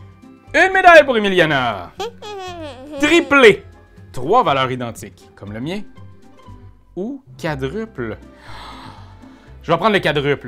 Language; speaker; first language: French; native; French